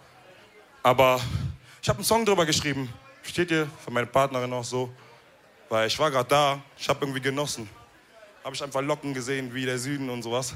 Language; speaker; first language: German; early bilingual, other home language; Wolof